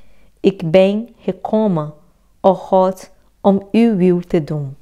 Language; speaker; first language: Dutch; non-native, fluent; Portuguese